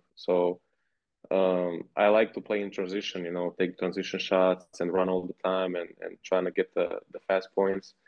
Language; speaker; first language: English; non-native, fluent; Serbian